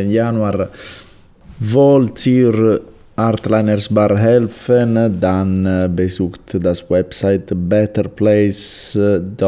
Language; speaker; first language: German; non-native, learner; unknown